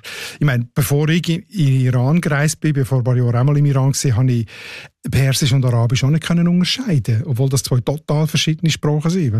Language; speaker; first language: German; native; German